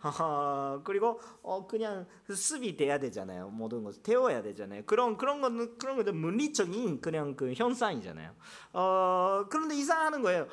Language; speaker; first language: Korean; non-native, fluent; Japanese